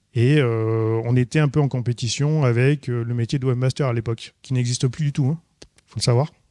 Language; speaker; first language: French; native; French